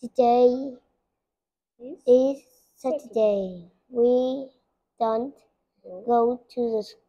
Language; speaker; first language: English; non-native, learner; Vietnamese